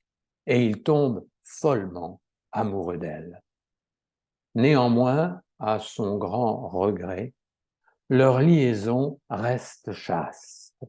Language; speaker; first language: French; native; French